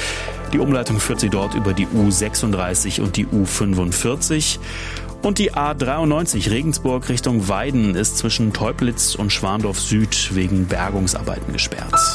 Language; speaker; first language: German; native; German